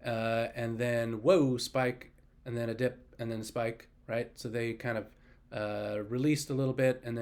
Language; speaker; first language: English; native; English